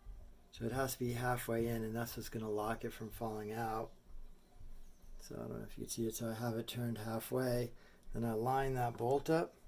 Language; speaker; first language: English; native; English